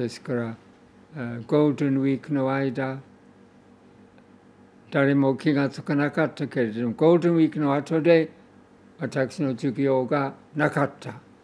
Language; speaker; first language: Japanese; non-native, fluent; English